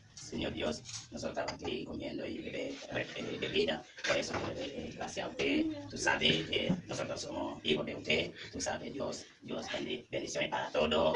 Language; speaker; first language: Spanish; non-native, learner; Haitian Creole